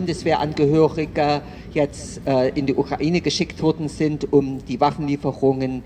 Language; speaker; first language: German; native; German